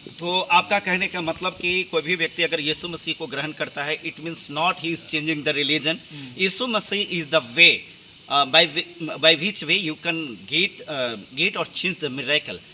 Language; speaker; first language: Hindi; native; Hindi